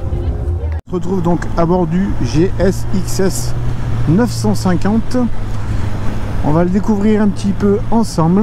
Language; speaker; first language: French; native; French